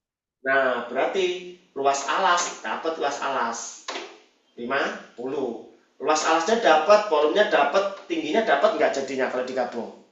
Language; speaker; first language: Indonesian; native; Indonesian